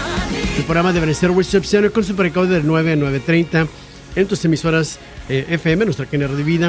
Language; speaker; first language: Spanish; native; Spanish